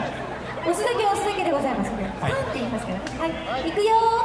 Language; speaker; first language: Japanese; native; Japanese